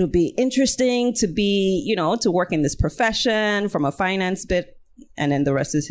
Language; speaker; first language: English; non-native, local second language; Yoruba